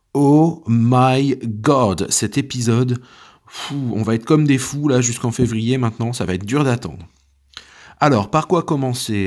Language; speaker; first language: French; native; French